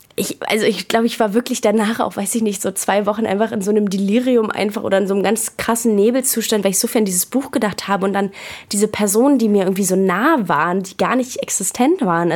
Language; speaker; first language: German; native; German